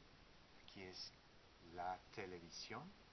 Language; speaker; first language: Spanish; non-native, learner; English